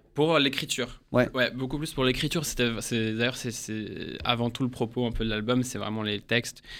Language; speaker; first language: French; early bilingual, heritage; English